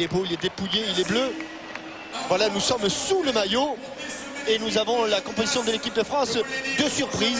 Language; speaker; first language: French; native; French